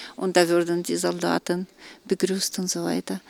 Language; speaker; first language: German; non-native, fluent; Russian